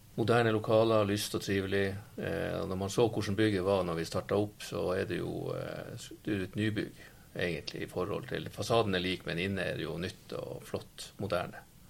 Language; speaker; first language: Norwegian; native; Norwegian